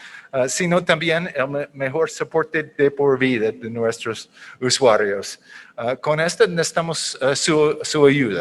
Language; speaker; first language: Spanish; non-native, fluent; English